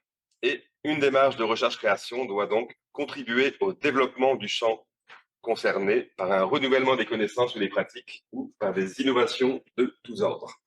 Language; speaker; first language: French; native; French